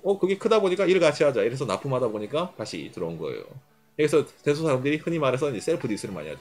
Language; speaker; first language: Korean; native; Korean